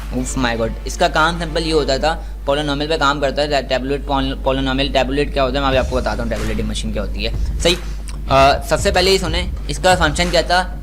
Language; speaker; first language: Urdu; native; Urdu